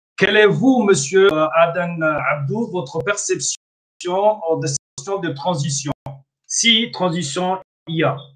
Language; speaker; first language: French; non-native, local second language; Somali